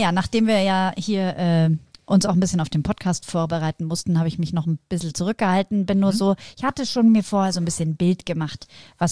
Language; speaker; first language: German; native; German